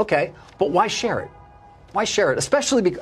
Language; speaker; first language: English; native; English